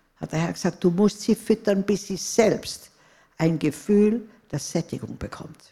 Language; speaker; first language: German; native; German